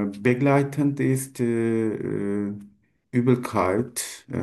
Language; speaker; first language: German; non-native, learner; Turkish